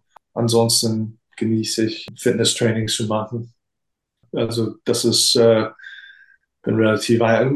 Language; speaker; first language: German; non-native, fluent; English